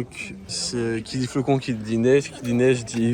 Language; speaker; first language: French; native; French